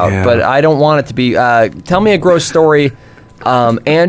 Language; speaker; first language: English; native; English